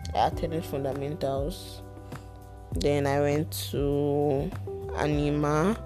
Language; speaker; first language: English; non-native, local second language; Yoruba